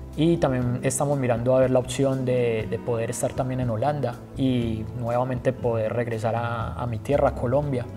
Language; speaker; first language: Spanish; native; Spanish